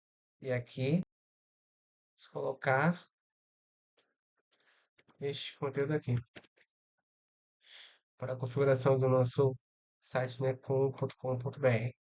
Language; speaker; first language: Portuguese; native; Portuguese